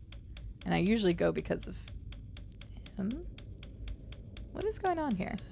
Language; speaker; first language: English; native; English